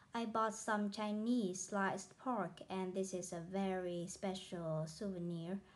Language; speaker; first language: English; non-native, fluent; Vietnamese